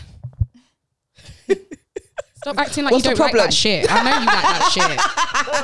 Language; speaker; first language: English; native; English